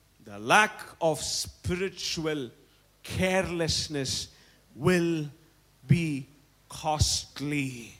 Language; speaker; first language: English; non-native, local second language; Tamil